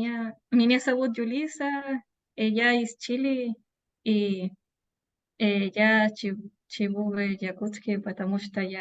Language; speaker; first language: Russian; non-native, learner; Spanish